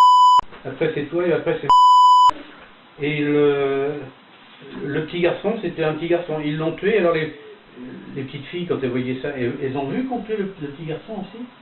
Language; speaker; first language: French; native; French